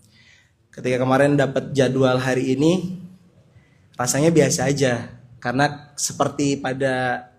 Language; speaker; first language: Indonesian; native; Indonesian